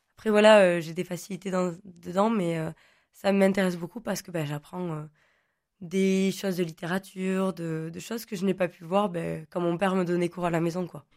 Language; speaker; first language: French; native; French